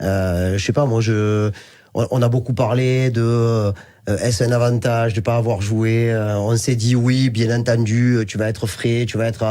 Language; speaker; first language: French; native; French